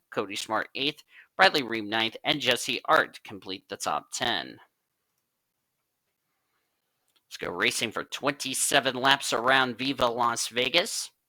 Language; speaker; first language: English; native; English